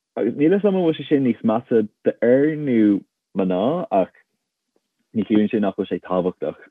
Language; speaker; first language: Irish; non-native, local second language; English